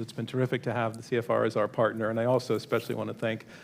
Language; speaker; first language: English; native; English